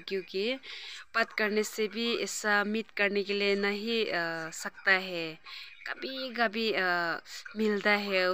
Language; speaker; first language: Hindi; non-native, local second language; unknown